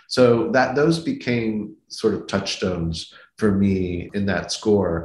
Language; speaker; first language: English; native; English